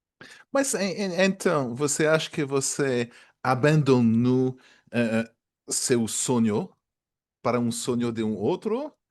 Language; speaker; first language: Portuguese; non-native, fluent; French